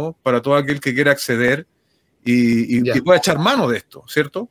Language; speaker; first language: Spanish; native; Spanish